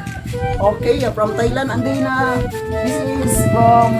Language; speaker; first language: English; non-native, learner; Filipino